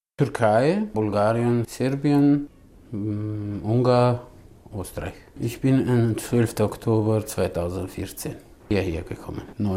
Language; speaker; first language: German; non-native, learner; Kurdish